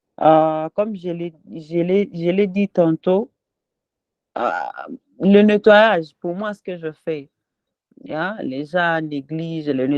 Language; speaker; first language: French; non-native, local second language; Swahili